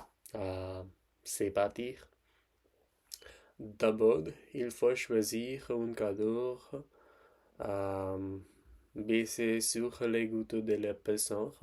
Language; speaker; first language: French; non-native, learner; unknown